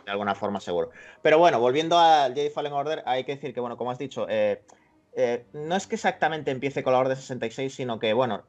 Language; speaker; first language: Spanish; native; Spanish